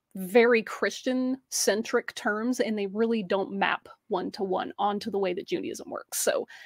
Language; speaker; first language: English; native; English